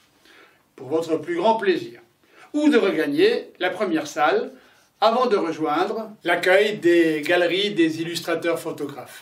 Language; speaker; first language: French; native; French